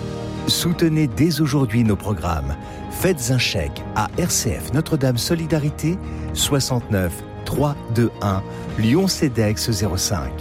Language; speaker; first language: French; native; French